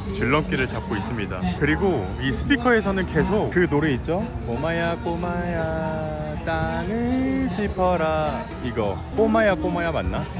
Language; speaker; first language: Korean; native; Korean